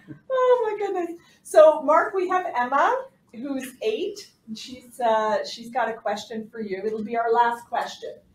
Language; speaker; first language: English; native; English